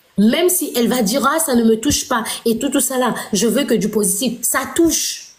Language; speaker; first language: French; non-native, local second language; Lingala